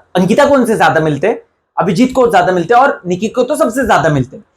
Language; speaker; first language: Hindi; non-native, local second language; Marathi